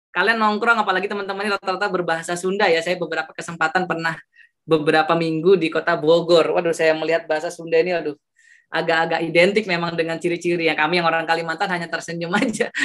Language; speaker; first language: Indonesian; non-native, local second language; Javanese